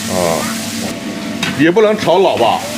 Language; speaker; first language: Chinese; native; Chinese